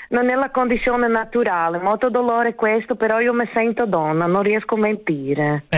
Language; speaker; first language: Italian; non-native, learner; Portuguese